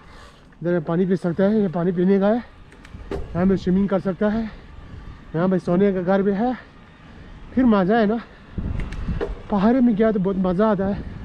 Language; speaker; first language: Hindi; non-native, learner; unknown